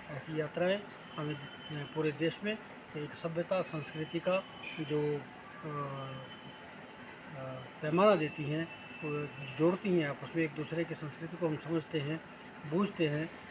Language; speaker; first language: Hindi; native; Hindi